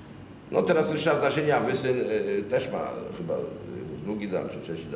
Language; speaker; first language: Polish; native; Polish